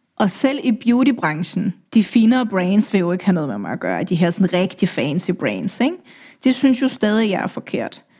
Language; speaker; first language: Danish; early bilingual, other home language; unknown